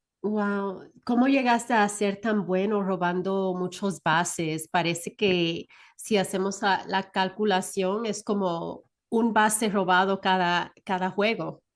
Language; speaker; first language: Spanish; early bilingual, heritage; Spanish